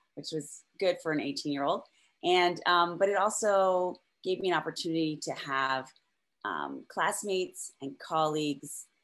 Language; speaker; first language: English; native; English